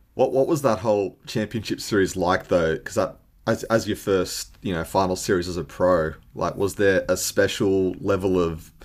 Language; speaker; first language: English; native; English